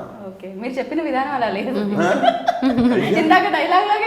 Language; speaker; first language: Telugu; native; Telugu